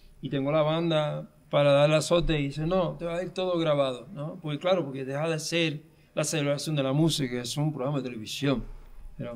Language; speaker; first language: Spanish; early bilingual, heritage; Spanish